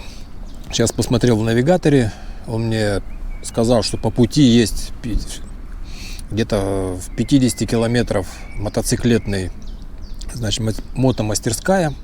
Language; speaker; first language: Russian; native; Russian